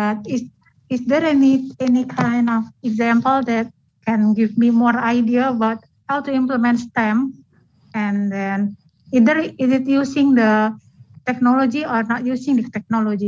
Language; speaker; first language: English; non-native, fluent; Indonesian